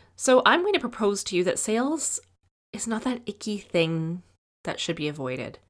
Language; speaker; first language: English; native; English